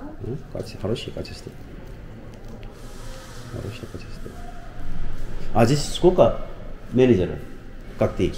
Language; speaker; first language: Russian; non-native, learner; Korean